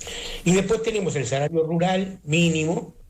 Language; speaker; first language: Spanish; native; Spanish